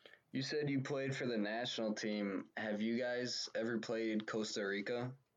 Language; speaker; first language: English; native; English